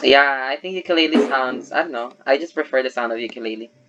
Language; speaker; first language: English; non-native, local second language; Filipino